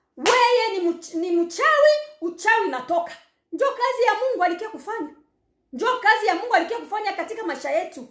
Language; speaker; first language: Swahili; native; Swahili